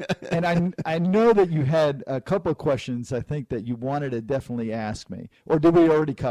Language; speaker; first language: English; native; English